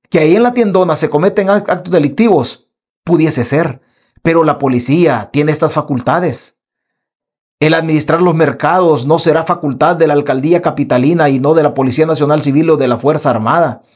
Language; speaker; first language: Spanish; native; Spanish